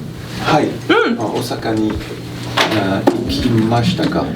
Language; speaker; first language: Japanese; non-native, learner; French